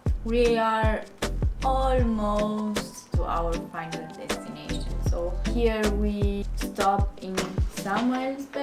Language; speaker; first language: English; non-native, learner; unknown